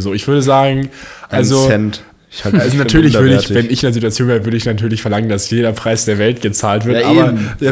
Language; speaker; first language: German; native; German